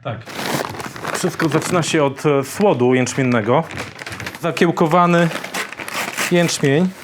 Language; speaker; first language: Polish; native; Polish